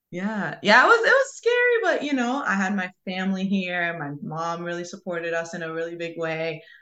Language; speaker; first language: English; early bilingual, other home language; Spanish